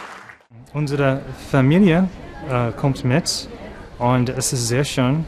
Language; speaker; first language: German; non-native, learner; English